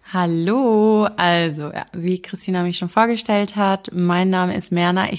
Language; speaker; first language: German; early bilingual, other home language; Arabic